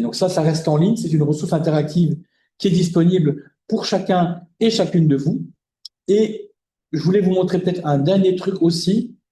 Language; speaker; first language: French; native; French